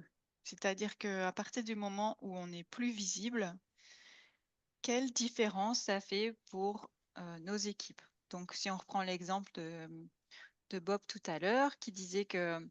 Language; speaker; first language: French; native; French